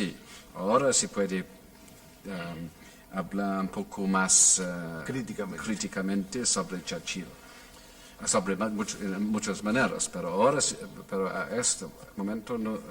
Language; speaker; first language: Spanish; non-native, fluent; English